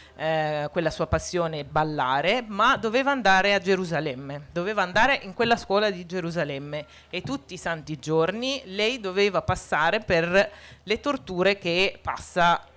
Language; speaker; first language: Italian; non-native, fluent; Arabic